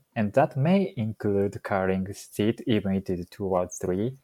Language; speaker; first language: English; non-native, fluent; Japanese